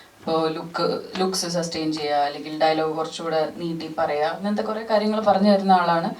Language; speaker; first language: Malayalam; early bilingual, heritage; Malayalam